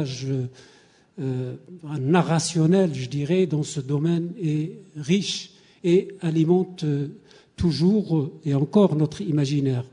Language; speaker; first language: French; native; French